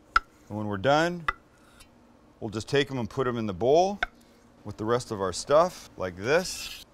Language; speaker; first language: English; native; English